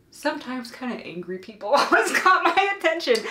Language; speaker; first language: English; native; English